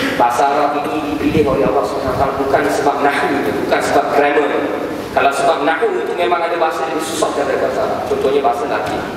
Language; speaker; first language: Malay; native; Malay